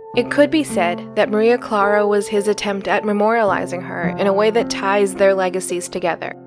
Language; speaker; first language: English; early bilingual, other home language; Filipino